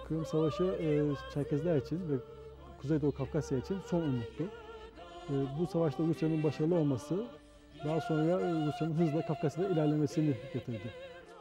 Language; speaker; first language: Turkish; native; Turkish